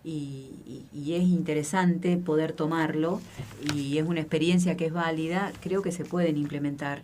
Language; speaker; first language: Spanish; native; Spanish